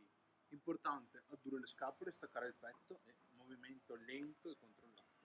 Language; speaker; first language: Italian; native; Italian